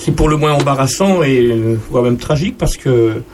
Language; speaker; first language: French; native; French